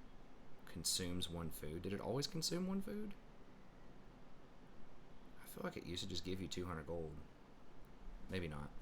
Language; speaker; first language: English; native; English